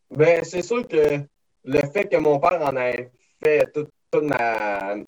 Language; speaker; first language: French; native; French